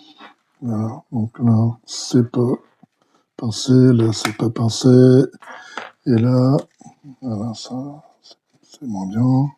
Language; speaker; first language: French; native; French